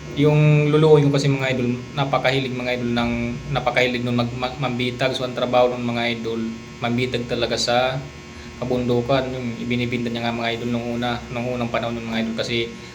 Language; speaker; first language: Filipino; non-native, local second language; Bikol